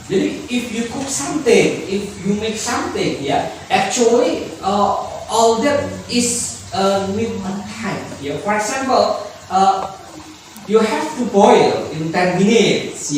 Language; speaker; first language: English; non-native, learner; Indonesian